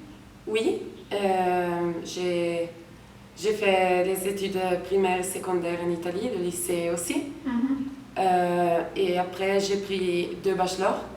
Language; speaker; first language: French; non-native, fluent; Italian